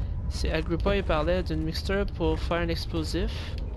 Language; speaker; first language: French; native; French